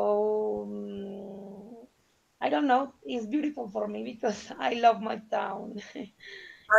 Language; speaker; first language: English; non-native, learner; Spanish